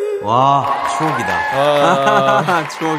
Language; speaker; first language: Korean; native; Korean